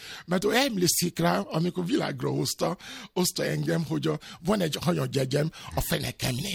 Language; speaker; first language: Hungarian; non-native, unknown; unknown